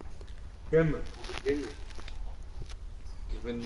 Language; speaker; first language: German; non-native, learner; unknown